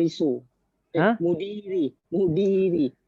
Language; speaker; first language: Arabic; non-native, learner; Malay